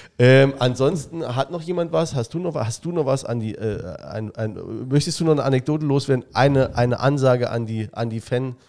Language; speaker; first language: German; native; German